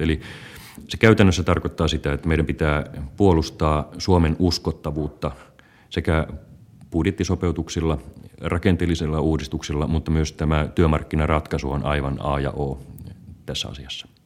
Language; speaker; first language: Finnish; native; Finnish